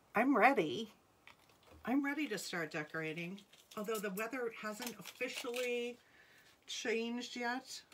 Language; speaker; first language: English; native; English